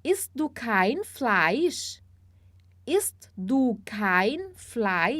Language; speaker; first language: German; non-native, fluent; Portuguese